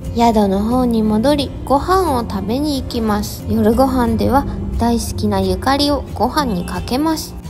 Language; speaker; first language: Japanese; native; Japanese